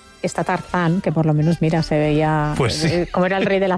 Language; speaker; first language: Spanish; native; Spanish